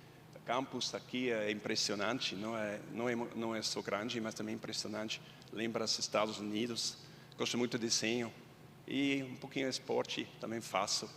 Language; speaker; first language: Portuguese; non-native, fluent; Swiss German